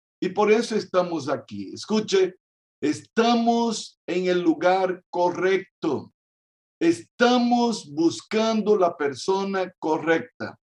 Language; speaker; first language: Spanish; non-native, fluent; Portuguese